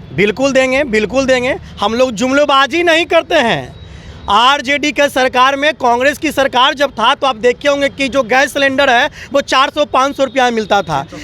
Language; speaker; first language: Hindi; native; Hindi